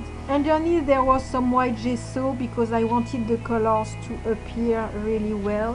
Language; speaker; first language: English; non-native, fluent; French